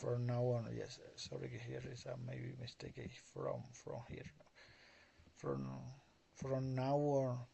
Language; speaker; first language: English; non-native, learner; Spanish